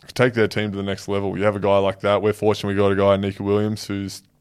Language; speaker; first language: English; native; English